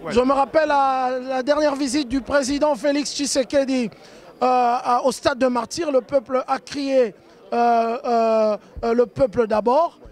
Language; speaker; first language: French; non-native, local second language; Lingala